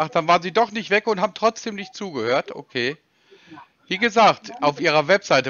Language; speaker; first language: German; native; German